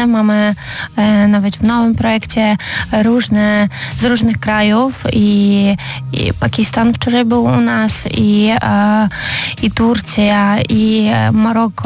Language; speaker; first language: Polish; non-native, fluent; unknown